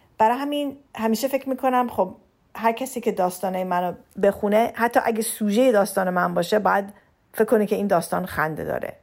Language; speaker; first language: Persian; early bilingual, heritage; Persian